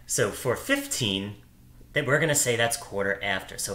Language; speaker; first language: English; native; English